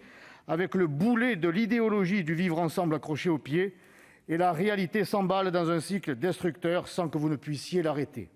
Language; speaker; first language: French; native; French